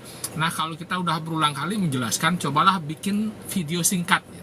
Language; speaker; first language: Indonesian; native; Indonesian